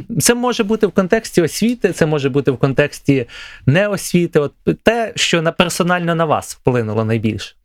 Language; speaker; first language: Ukrainian; native; Ukrainian